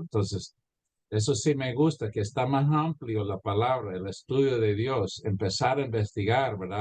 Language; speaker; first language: Spanish; early bilingual, heritage; Spanish